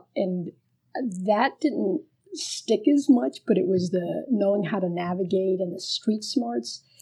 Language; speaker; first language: English; early bilingual, other home language; Spanish